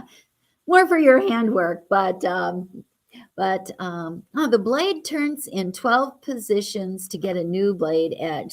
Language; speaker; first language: English; native; English